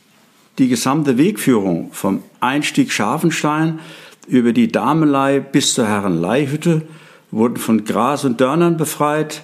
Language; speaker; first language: German; native; German